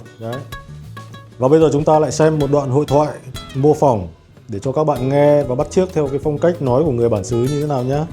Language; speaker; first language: Vietnamese; native; Vietnamese